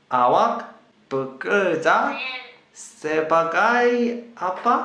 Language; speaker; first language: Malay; non-native, learner; Korean